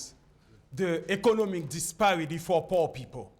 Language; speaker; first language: English; non-native, fluent; Haitian Creole